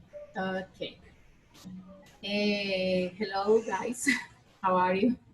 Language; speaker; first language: English; non-native, learner; Spanish